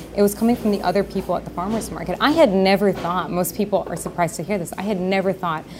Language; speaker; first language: English; native; English